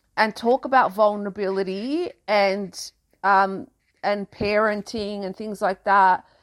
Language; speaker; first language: English; early bilingual, other home language; Greek